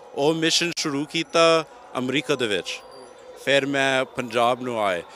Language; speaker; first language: Punjabi; non-native, learner; English